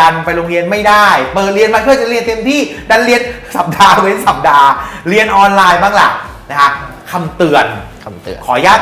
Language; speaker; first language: Thai; native; Thai